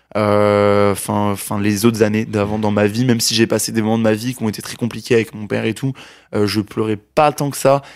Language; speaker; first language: French; native; French